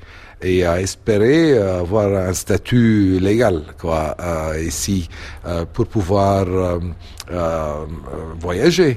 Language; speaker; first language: French; non-native, fluent; Arabic